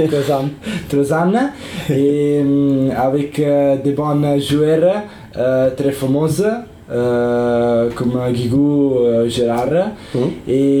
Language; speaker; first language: French; non-native, learner; Italian